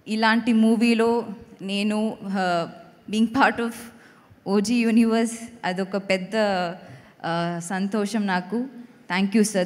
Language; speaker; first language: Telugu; non-native, fluent; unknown